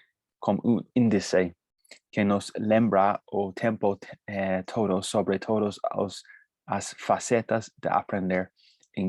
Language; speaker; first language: Portuguese; non-native, fluent; Spanish